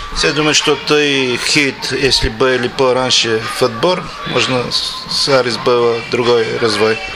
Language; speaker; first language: Russian; non-native, learner; Bulgarian